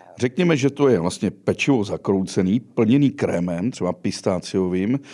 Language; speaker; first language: Czech; native; Czech